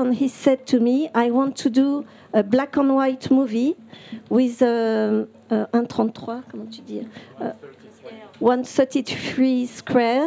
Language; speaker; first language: English; non-native, fluent; French